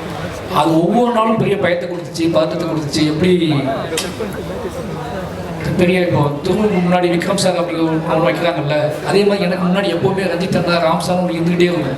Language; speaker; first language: Tamil; native; Tamil